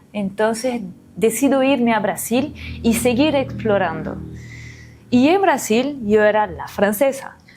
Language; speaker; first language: Spanish; non-native, fluent; French